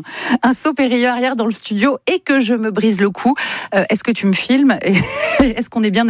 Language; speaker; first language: French; native; French